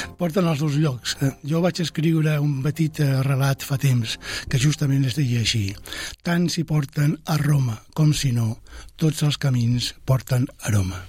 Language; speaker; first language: Catalan; non-native, local second language; Spanish